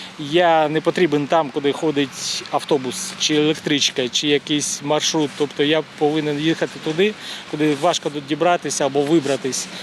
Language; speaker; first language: Ukrainian; native; Ukrainian